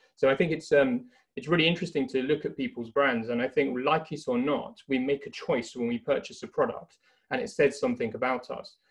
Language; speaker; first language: English; native; English